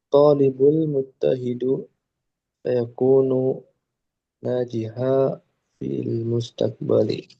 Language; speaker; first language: Arabic; non-native, learner; Indonesian